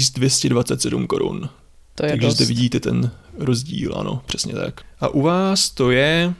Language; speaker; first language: Czech; native; Czech